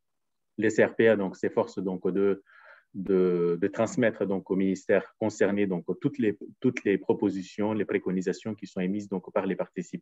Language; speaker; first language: French; native; French